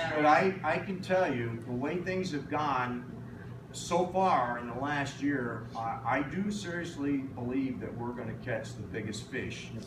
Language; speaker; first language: English; native; English